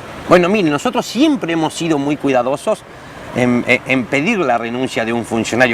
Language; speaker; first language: Spanish; native; Spanish